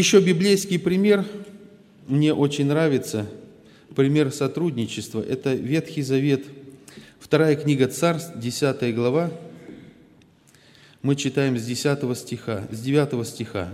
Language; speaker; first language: Russian; native; Russian